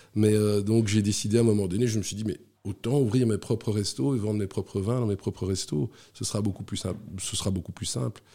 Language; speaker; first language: French; native; French